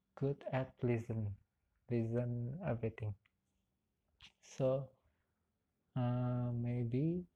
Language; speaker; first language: English; non-native, learner; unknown